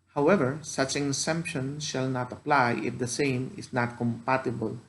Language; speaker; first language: English; non-native, local second language; Filipino